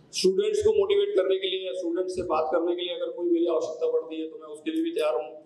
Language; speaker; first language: Hindi; non-native, local second language; Marathi